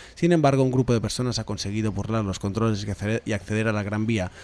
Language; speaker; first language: Spanish; non-native, local second language; Catalan